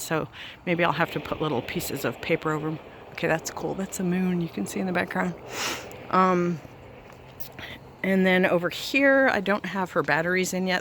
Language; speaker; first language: English; native; English